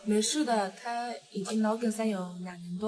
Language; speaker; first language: Chinese; native; Chinese